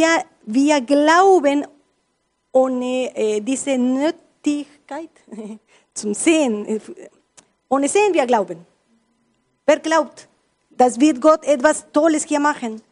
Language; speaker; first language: German; non-native, learner; Spanish